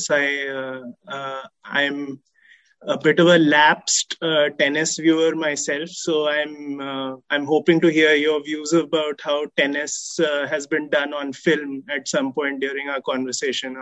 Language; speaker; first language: English; non-native, local second language; Hindi